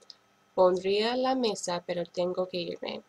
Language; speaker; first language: Spanish; non-native, fluent; English